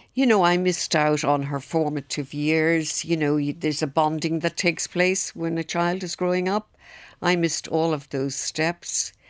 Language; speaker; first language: English; native; English